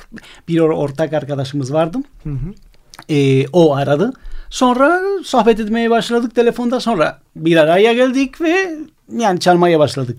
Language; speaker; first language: Turkish; non-native, fluent; Spanish